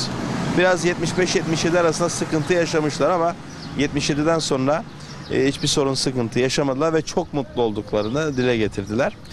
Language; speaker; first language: Turkish; native; Turkish